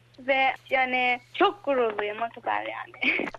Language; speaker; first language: Turkish; early bilingual, heritage; Turkish